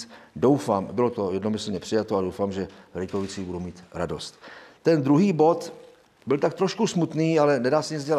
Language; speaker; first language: Czech; native; Czech